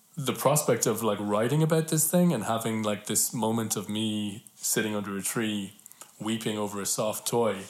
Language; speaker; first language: English; native; English